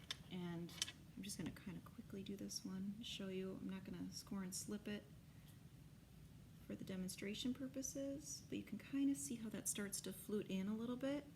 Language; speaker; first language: English; native; English